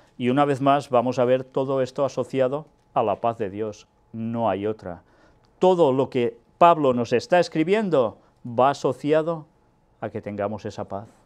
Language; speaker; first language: Spanish; non-native, local second language; Catalan